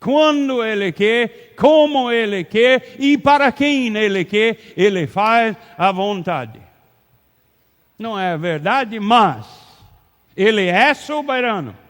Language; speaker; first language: Portuguese; non-native, learner; English